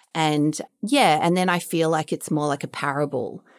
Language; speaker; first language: English; native; English